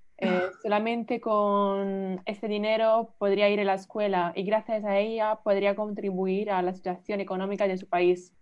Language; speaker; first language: Spanish; non-native, fluent; English